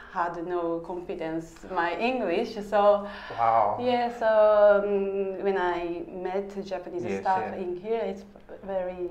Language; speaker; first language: English; non-native, learner; Japanese